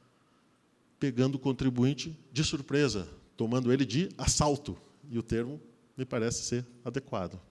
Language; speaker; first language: Portuguese; native; Portuguese